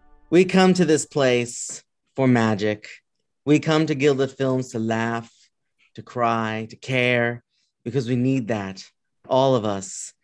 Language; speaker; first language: English; early bilingual, other home language; Spanish